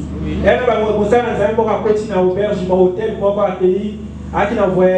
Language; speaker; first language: French; non-native, local second language; Lingala